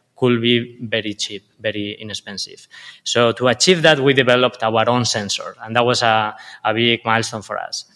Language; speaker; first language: English; non-native, fluent; Spanish